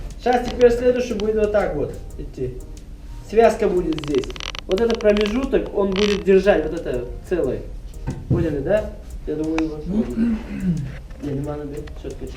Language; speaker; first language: Russian; non-native, local second language; Tajik